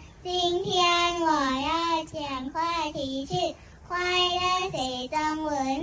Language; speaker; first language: Chinese; non-native, learner; Thai